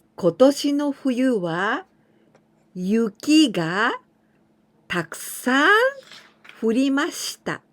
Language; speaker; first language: Japanese; non-native, fluent; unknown